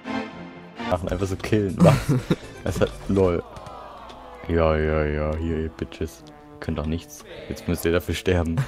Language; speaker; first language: German; native; German